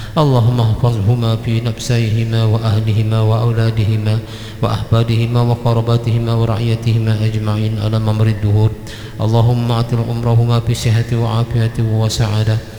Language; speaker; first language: Arabic; non-native, fluent; Malay